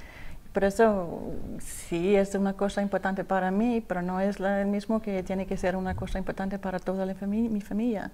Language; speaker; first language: Spanish; non-native, learner; Danish